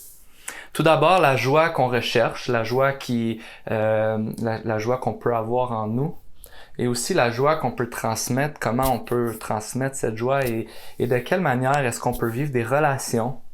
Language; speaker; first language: French; native; French